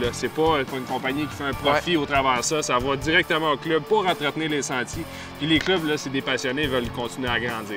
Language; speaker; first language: French; native; French